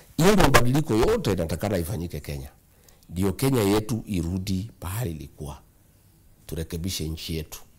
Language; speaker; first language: Swahili; non-native, local second language; Kikuyu